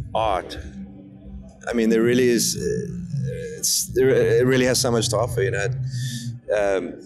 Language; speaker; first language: English; native; English